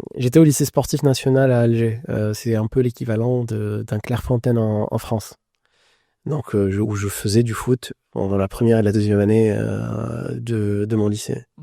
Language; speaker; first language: French; non-native, local second language; Arabic